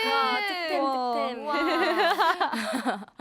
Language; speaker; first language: Korean; native; Korean